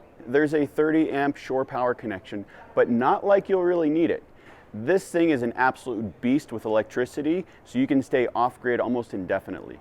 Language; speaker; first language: English; native; English